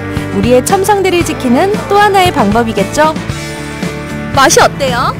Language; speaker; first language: Korean; native; Korean